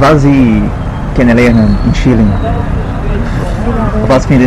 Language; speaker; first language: German; non-native, learner; Portuguese